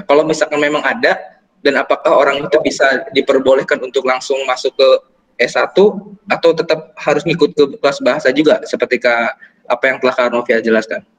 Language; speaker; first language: Indonesian; native; Indonesian